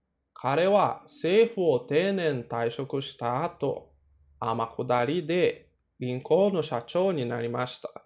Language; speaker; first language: Japanese; non-native, learner; Portuguese